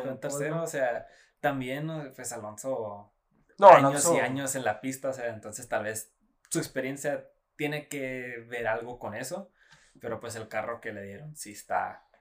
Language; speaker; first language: Spanish; native; Spanish